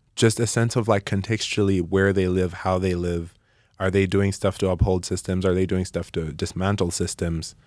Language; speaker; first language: English; non-native, local second language; Nyanja